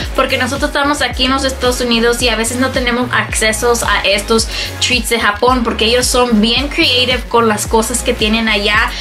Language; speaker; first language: Spanish; native; Spanish